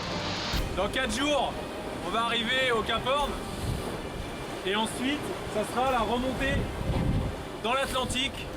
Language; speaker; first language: French; native; French